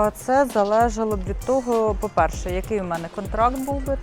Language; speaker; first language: Ukrainian; native; Ukrainian